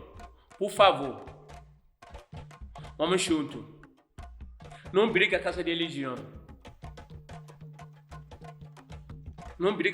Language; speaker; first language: Portuguese; non-native, fluent; Yoruba